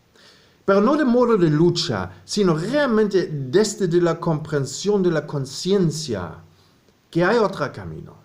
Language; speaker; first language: Spanish; non-native, fluent; German